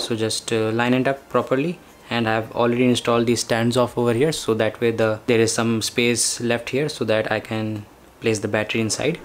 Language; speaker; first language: English; non-native, local second language; Hindi